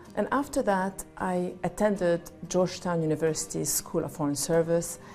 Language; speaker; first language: English; non-native, fluent; Arabic